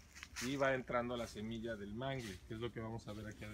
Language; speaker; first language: Spanish; native; Spanish